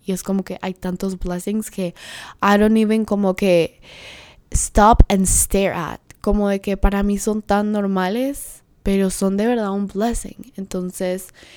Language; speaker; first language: Spanish; early bilingual, heritage; Spanish